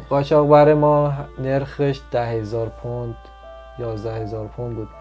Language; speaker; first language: Persian; native; Persian